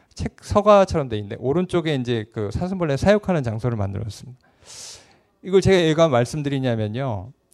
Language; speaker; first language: Korean; native; Korean